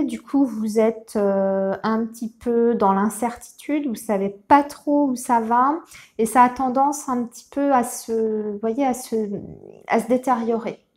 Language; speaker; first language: French; native; French